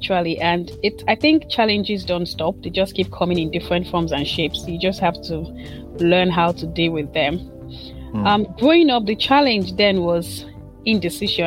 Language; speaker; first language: English; non-native, local second language; Igbo